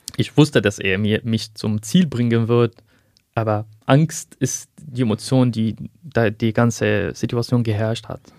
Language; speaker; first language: German; non-native, fluent; Arabic